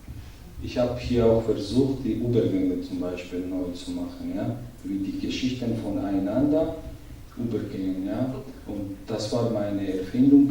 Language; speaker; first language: German; non-native, learner; Georgian